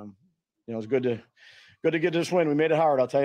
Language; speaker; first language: English; native; English